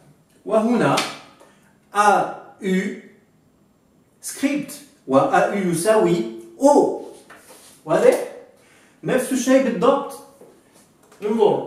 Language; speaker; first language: Arabic; non-native, fluent; French